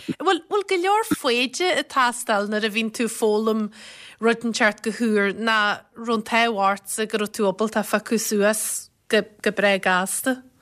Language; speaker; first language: Irish; native; Irish